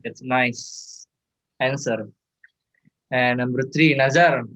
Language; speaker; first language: English; non-native, learner; Indonesian